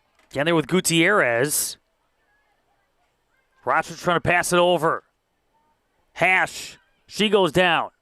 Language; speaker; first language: English; native; English